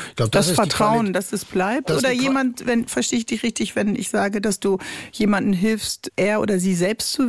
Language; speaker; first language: German; native; German